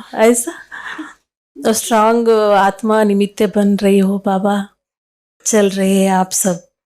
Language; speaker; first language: Hindi; non-native, local second language; Kannada